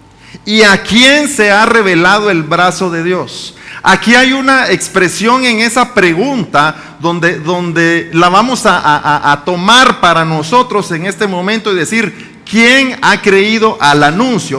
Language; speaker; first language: Spanish; native; Spanish